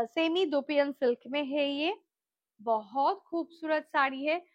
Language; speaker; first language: Hindi; non-native, local second language; Bangla